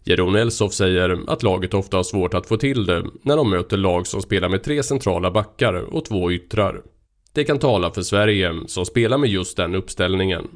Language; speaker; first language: Swedish; native; Swedish